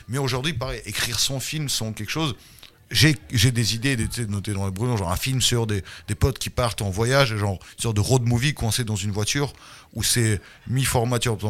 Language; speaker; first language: French; early bilingual, other home language; Russian